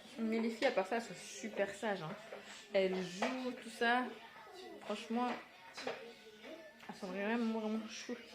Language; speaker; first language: French; native; French